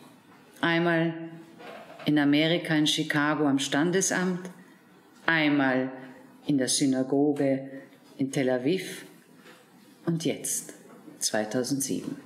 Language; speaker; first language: German; native; German